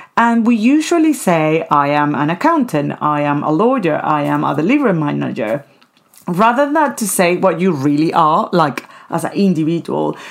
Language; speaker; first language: English; non-native, fluent; Spanish